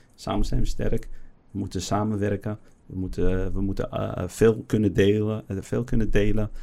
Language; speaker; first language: Dutch; early bilingual, other home language; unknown